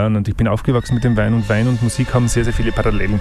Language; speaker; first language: German; native; German